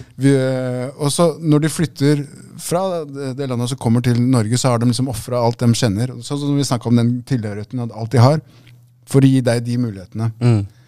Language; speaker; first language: Norwegian; early bilingual, other home language; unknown